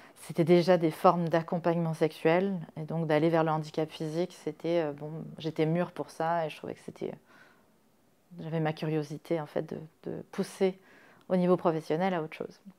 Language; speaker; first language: French; native; French